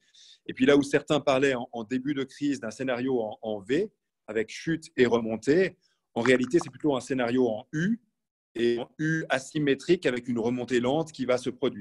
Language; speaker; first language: French; native; French